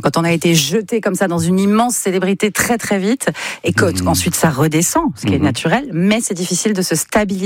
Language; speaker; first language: French; native; French